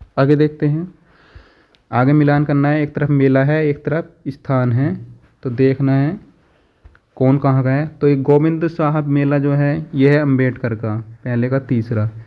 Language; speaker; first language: Hindi; native; Hindi